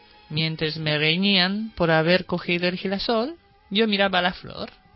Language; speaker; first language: Spanish; non-native, fluent; Japanese